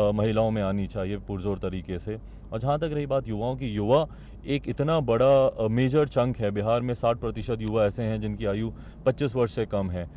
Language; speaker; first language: Hindi; native; Hindi